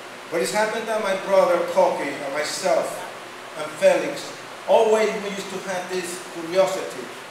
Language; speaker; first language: English; non-native, fluent; Spanish